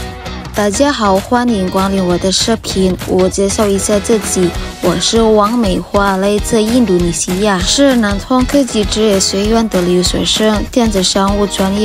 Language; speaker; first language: Chinese; non-native, learner; Indonesian